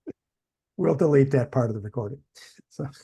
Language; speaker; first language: English; native; English